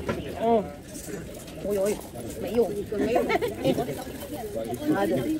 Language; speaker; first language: Chinese; non-native, learner; French